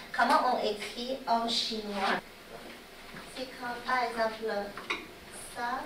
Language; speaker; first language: French; non-native, learner; Chinese